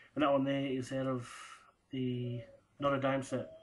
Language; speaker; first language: English; native; English